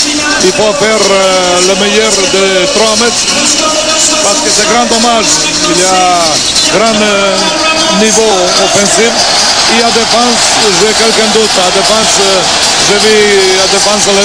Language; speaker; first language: French; non-native, fluent; Serbian